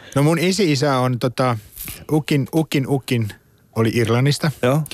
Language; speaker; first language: Finnish; non-native, fluent; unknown